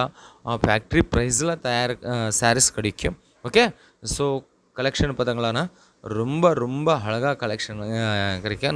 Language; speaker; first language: Tamil; non-native, local second language; Kannada